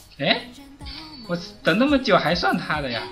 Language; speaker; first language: Chinese; native; Chinese